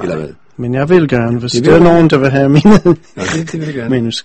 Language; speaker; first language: Danish; non-native, fluent; English